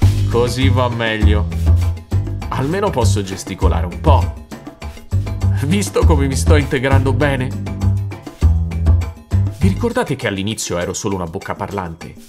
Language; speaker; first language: Italian; non-native, fluent; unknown